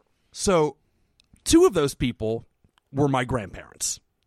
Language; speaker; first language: English; native; English